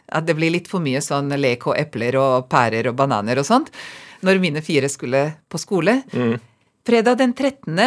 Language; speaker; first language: Norwegian; non-native, fluent; Serbian